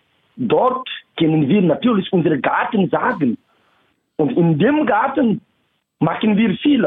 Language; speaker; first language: German; non-native, fluent; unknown